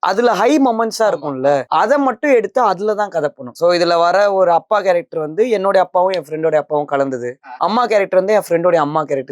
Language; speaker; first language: Tamil; native; Tamil